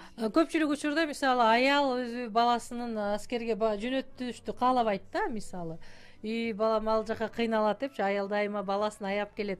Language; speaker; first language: Kyrgyz; native; Kyrgyz